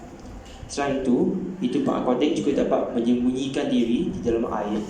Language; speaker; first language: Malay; non-native, local second language; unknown